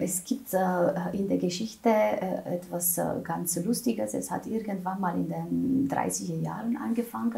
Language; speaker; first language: German; non-native, fluent; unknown